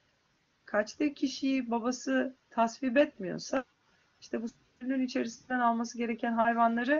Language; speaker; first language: Turkish; native; Turkish